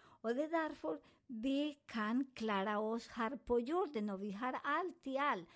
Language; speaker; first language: Swedish; non-native, learner; Spanish